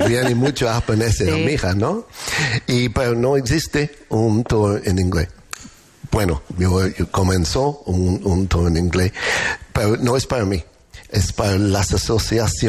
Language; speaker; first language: Spanish; non-native, fluent; English